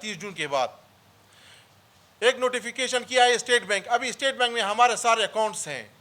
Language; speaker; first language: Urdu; early bilingual, other home language; Pashto